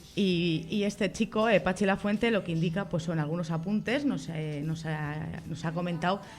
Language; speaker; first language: Spanish; native; Spanish